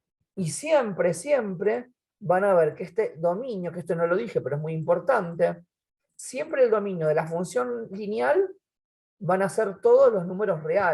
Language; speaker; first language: Spanish; native; Spanish